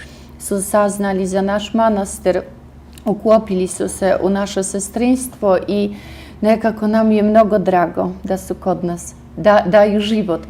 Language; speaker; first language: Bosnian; non-native, fluent; Russian